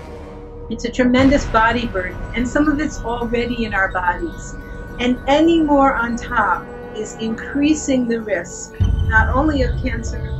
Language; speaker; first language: English; native; English